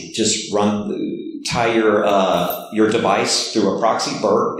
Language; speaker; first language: English; native; English